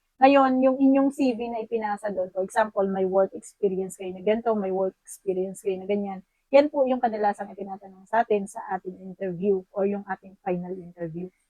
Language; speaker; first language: Filipino; native; Filipino